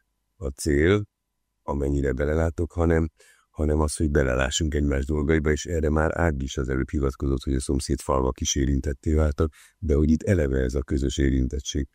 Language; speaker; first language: Hungarian; native; Hungarian